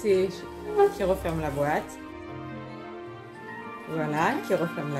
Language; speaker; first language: French; native; French